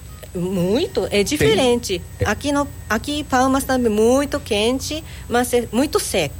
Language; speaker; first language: Portuguese; non-native, learner; Japanese